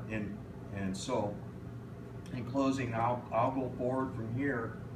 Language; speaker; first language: English; native; English